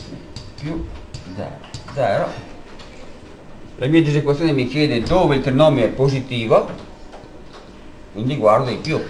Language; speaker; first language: Italian; native; Italian